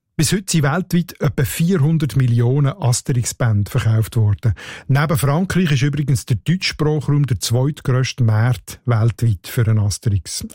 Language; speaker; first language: German; native; German